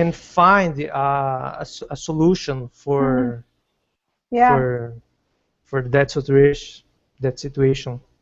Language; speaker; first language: English; non-native, learner; Portuguese